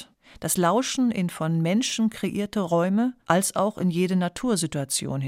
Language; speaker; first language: German; native; German